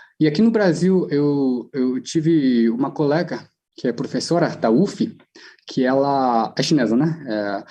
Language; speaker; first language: Portuguese; non-native, fluent; Chinese